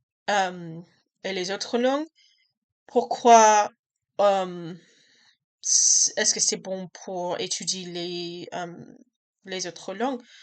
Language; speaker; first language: French; non-native, learner; English